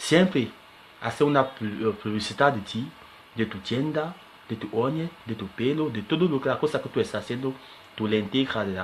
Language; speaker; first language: Spanish; non-native, learner; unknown